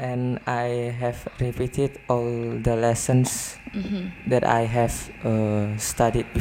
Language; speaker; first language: English; non-native, learner; Indonesian